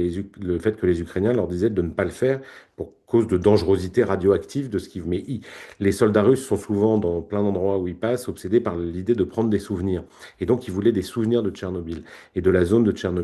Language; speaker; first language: French; native; French